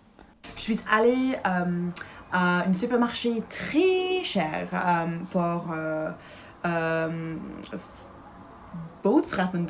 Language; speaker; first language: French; non-native, learner; Dutch